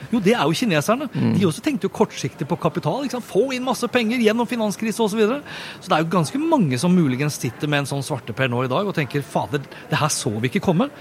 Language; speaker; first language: Norwegian; native; Norwegian